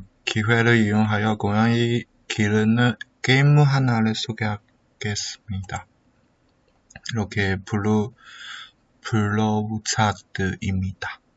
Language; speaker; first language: Korean; non-native, learner; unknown